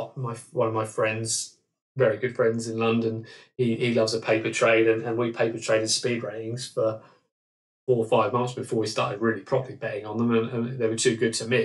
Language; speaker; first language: English; native; English